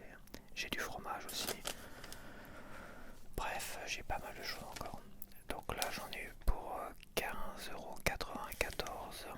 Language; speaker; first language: French; native; French